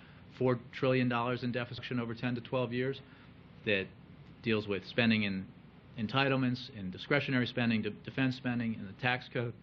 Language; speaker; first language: English; native; English